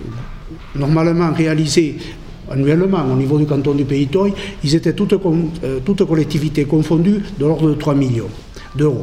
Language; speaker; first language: French; native; French